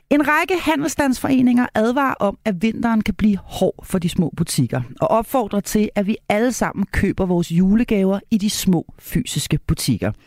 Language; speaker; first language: Danish; native; Danish